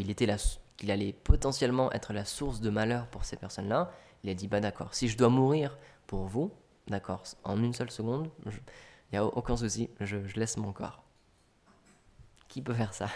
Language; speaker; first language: French; native; French